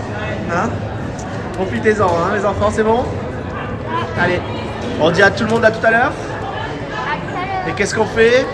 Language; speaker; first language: French; native; French